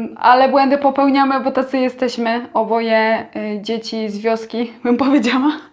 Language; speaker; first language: Polish; native; Polish